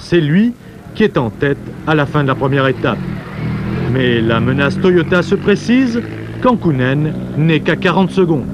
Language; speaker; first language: French; native; French